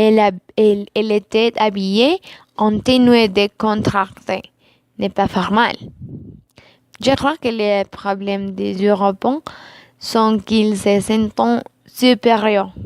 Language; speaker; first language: French; non-native, learner; Spanish